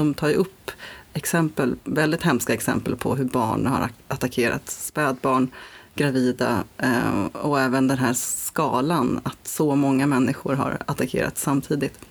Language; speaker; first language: Swedish; native; Swedish